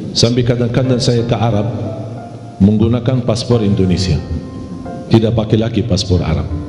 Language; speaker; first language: Indonesian; non-native, fluent; Arabic